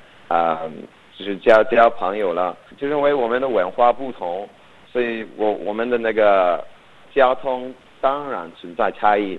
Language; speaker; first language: Chinese; non-native, learner; English